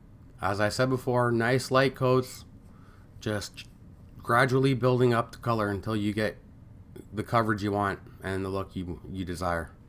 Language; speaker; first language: English; native; English